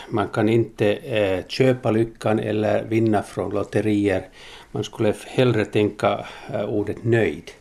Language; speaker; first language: Swedish; non-native, local second language; Finnish